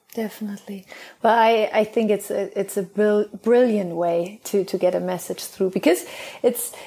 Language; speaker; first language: English; non-native, fluent; German